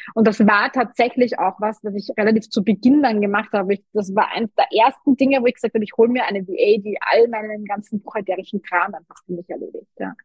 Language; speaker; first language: German; native; German